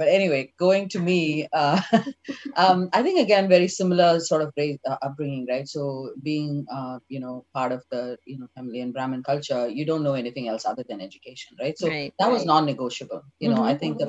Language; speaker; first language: English; non-native, local second language; Tamil